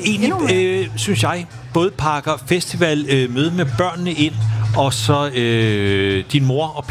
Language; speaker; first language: Danish; native; Danish